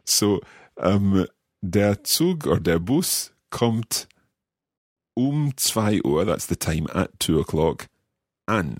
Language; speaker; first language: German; non-native, learner; English